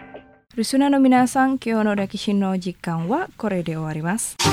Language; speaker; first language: Japanese; non-native, fluent; Indonesian